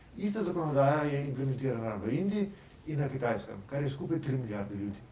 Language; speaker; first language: Slovenian; native; Slovenian